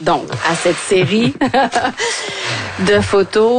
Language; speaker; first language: French; native; French